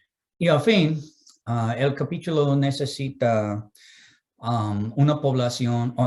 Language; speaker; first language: Spanish; non-native, fluent; English